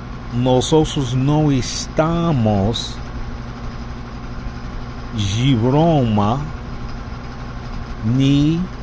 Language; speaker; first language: Portuguese; non-native, learner; English